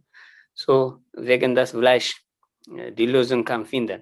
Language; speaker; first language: German; non-native, learner; Tigrinya